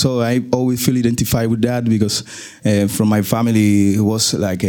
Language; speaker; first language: English; non-native, learner; Spanish